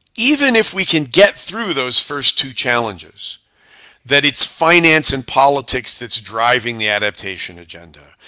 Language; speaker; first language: English; native; English